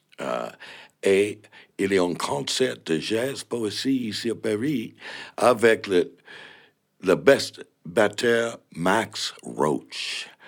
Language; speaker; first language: French; non-native, learner; English